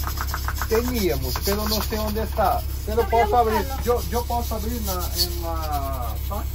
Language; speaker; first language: Spanish; non-native, learner; Portuguese